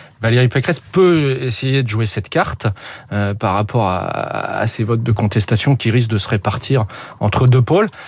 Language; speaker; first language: French; native; French